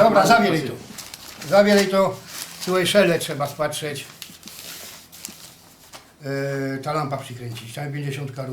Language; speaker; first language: Polish; native; Polish